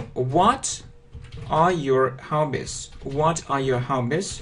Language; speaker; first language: English; non-native, fluent; Russian